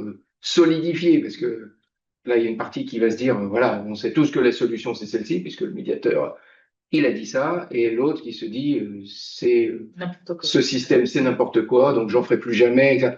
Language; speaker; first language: French; native; French